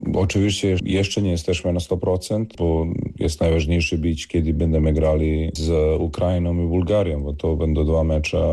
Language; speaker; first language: Polish; non-native, fluent; Serbian